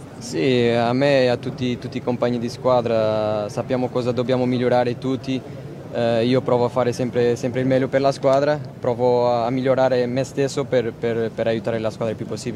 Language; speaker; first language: Italian; non-native, fluent; Portuguese